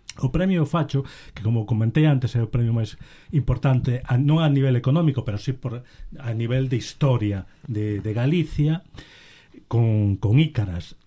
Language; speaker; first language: Galician; native; Galician